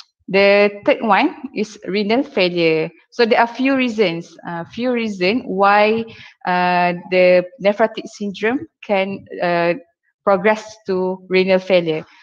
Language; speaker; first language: English; non-native, local second language; Malay